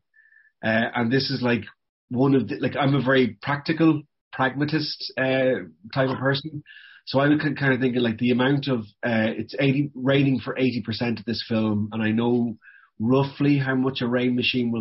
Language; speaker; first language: English; native; English